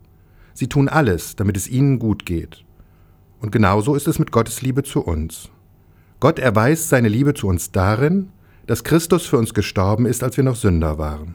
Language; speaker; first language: German; native; German